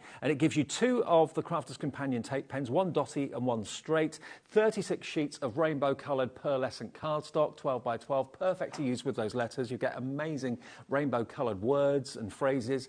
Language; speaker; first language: English; native; English